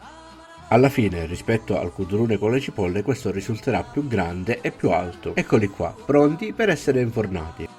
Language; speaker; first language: Italian; native; Italian